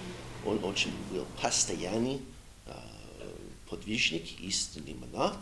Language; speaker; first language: Russian; non-native, learner; English